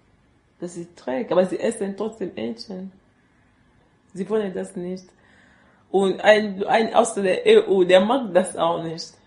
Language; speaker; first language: German; non-native, learner; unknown